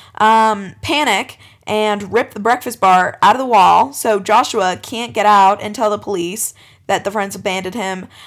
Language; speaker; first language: English; native; English